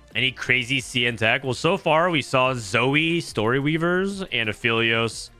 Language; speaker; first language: English; native; English